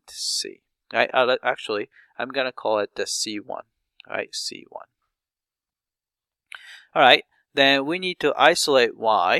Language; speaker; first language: English; non-native, fluent; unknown